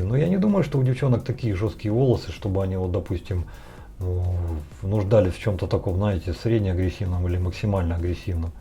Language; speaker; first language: Russian; native; Russian